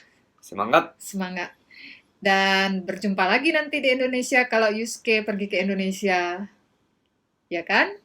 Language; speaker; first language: Indonesian; non-native, learner; Japanese